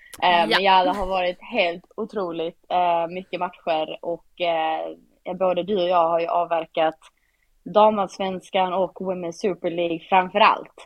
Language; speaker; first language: Swedish; native; Swedish